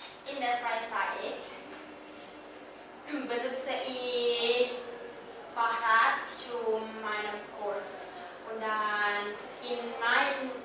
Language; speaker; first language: German; non-native, learner; Indonesian